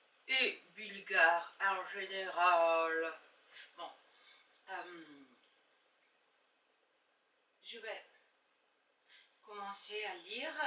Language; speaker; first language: French; non-native, fluent; Bulgarian